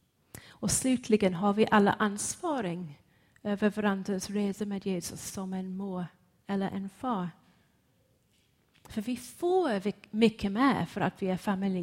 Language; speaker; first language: Swedish; non-native, fluent; English